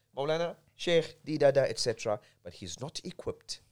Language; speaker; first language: English; native; English